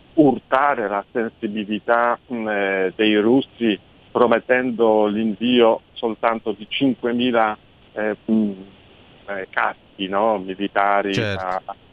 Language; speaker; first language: Italian; non-native, fluent; Polish